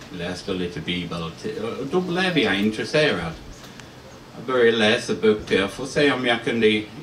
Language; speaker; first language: Swedish; non-native, fluent; English